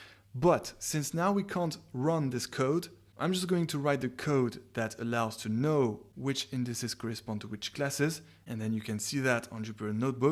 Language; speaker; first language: English; non-native, fluent; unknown